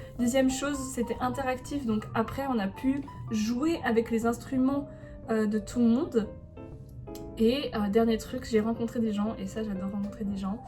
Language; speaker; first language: French; native; French